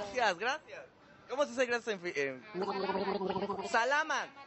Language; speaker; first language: Spanish; native; Spanish